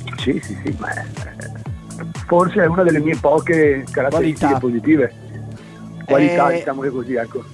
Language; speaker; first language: Italian; native; Italian